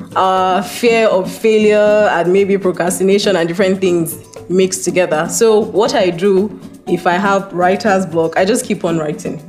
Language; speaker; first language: English; non-native, local second language; Hausa